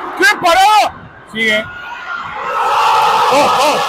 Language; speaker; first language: Spanish; native; Spanish